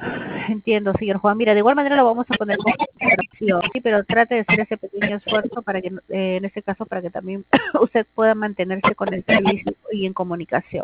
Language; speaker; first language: Spanish; native; Spanish